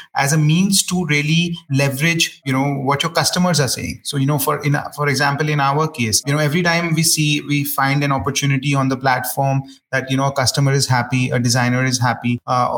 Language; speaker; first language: English; non-native, local second language; Hindi